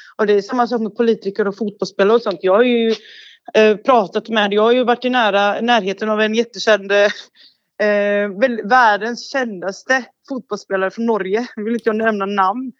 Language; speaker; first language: Swedish; early bilingual, other home language; Bosnian